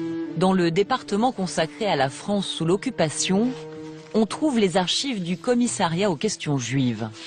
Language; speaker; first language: French; native; French